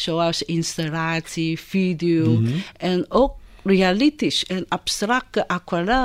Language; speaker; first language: Dutch; non-native, fluent; Chinese